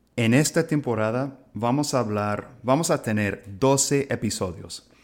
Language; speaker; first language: Spanish; non-native, fluent; English